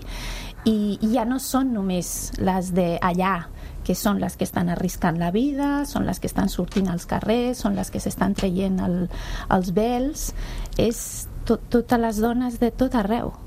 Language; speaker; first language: Catalan; non-native, fluent; Persian